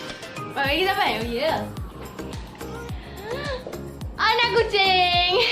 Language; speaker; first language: Malay; native; Malay